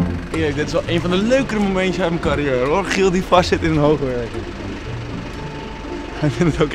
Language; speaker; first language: Dutch; native; Dutch